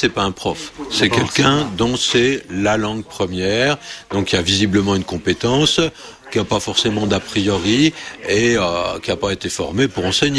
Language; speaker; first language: French; native; French